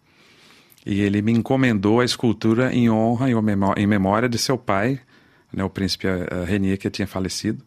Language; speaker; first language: Portuguese; native; Portuguese